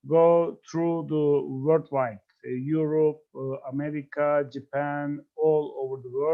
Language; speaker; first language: English; non-native, fluent; Turkish